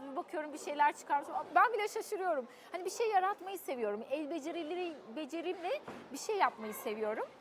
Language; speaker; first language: Turkish; early bilingual, heritage; Turkish